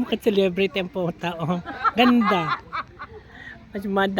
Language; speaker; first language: Filipino; non-native, local second language; Cebuano